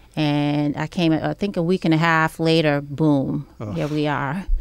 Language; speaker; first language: English; early bilingual, other home language; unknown